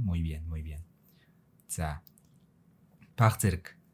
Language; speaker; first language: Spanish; non-native, fluent; Mongolian